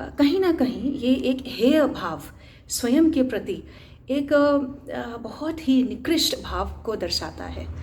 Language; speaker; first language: Hindi; non-native, local second language; Assamese